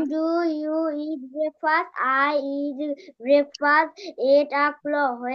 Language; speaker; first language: English; non-native, learner; Bangla